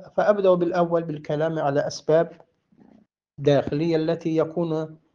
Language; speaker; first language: Arabic; non-native, fluent; Azerbaijani